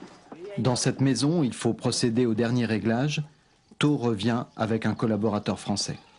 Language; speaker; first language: French; native; French